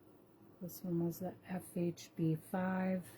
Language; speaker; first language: English; native; English